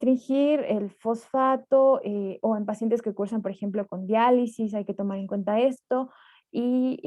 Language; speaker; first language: Spanish; native; Spanish